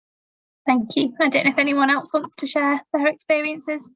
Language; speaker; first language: English; native; English